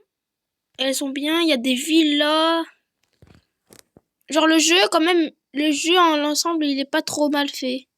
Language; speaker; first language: French; native; French